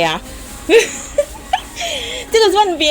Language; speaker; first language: Chinese; non-native, learner; Indonesian